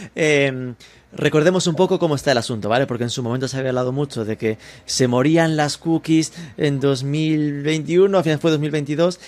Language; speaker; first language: Spanish; native; Spanish